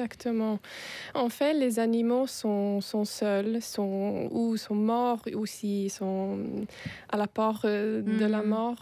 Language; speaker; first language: French; non-native, fluent; Italian